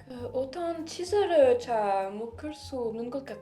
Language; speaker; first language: Korean; non-native, learner; French